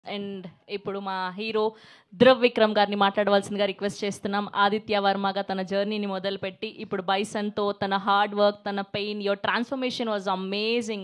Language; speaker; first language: Telugu; native; Telugu